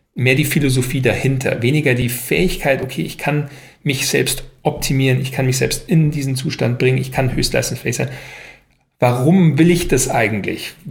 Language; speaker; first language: German; native; German